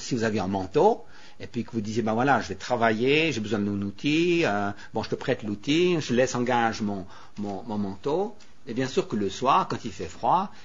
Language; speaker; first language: French; native; French